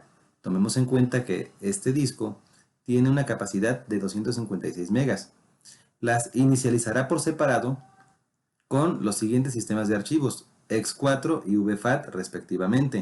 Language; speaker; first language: Spanish; native; Spanish